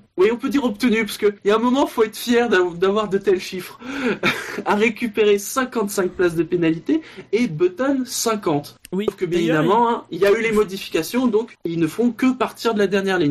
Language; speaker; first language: French; native; French